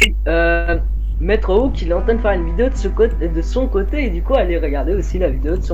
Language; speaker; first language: French; native; French